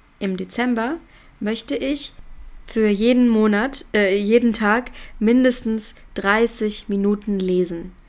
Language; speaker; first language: German; native; German